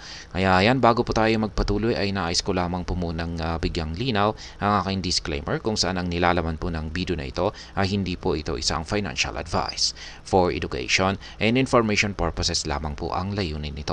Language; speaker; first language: Filipino; native; Filipino